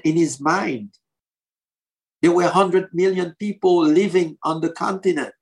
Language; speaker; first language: English; non-native, fluent; French